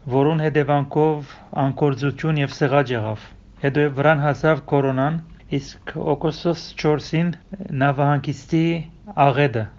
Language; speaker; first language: Armenian; early bilingual, heritage; Armenian